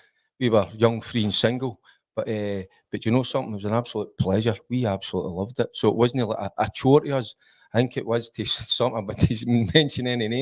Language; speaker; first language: English; native; English